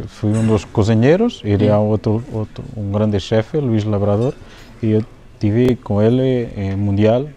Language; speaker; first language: Spanish; non-native, learner; Portuguese